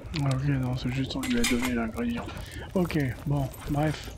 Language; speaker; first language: French; native; French